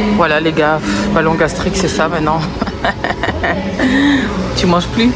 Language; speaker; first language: French; native; French